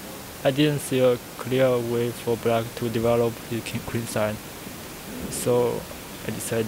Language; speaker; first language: English; non-native, learner; Chinese